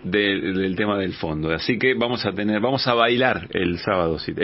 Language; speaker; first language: Spanish; native; Spanish